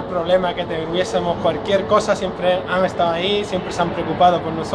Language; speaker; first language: Spanish; native; Spanish